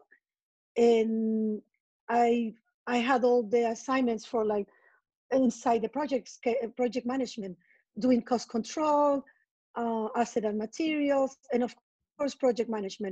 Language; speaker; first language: English; non-native, fluent; Spanish